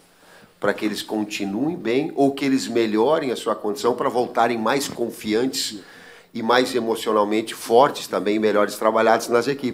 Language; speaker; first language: Portuguese; native; Portuguese